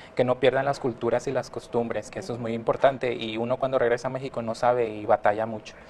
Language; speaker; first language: Spanish; early bilingual, heritage; Spanish